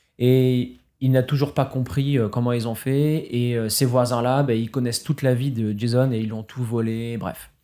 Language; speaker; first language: French; native; French